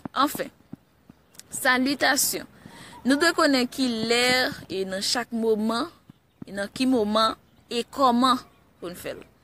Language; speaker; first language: Haitian Creole; early bilingual, heritage; Haitian Creole